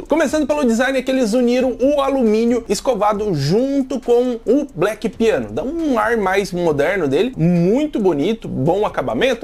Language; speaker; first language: Portuguese; native; Portuguese